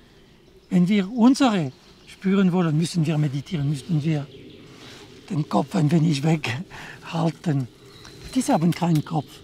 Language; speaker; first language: German; non-native, local second language; French